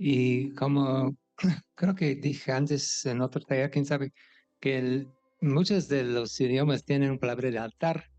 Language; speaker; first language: Spanish; non-native, fluent; English